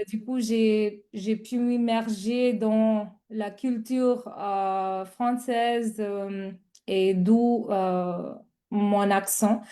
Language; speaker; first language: French; non-native, fluent; Marathi